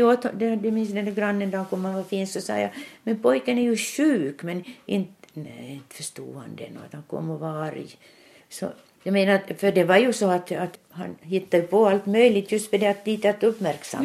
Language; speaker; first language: Swedish; native; Swedish